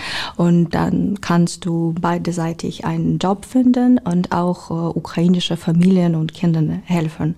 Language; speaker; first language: German; non-native, learner; Ukrainian